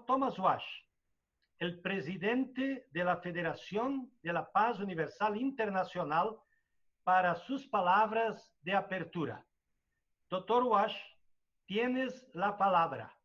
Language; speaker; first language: Spanish; non-native, fluent; Portuguese